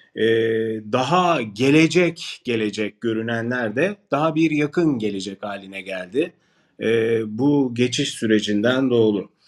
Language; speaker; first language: Turkish; native; Turkish